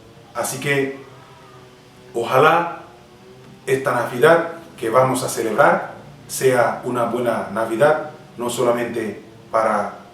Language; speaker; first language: Spanish; non-native, fluent; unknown